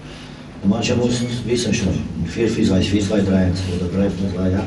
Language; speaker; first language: German; non-native, fluent; Romanian